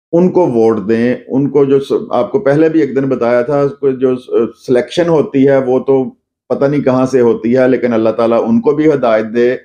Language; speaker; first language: Urdu; non-native, local second language; Punjabi